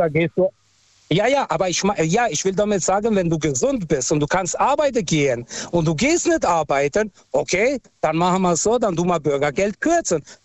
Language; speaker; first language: German; non-native, fluent; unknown